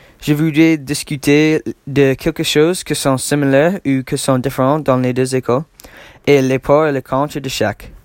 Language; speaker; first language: French; non-native, learner; English